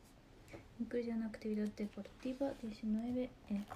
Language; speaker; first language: Spanish; non-native, learner; Japanese